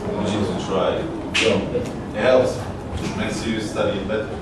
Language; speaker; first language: English; non-native, learner; Italian